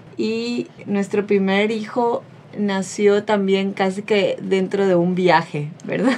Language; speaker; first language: Spanish; native; Spanish